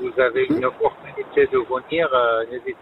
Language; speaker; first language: French; non-native, fluent; Persian